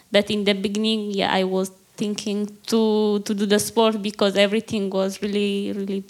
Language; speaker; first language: English; non-native, learner; Tigrinya